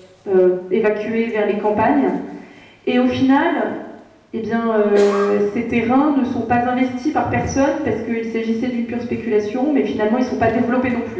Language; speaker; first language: French; native; French